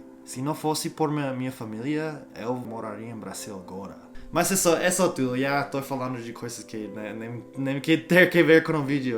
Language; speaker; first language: Portuguese; non-native, learner; English